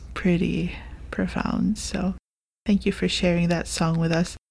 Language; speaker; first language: English; non-native, fluent; Arabic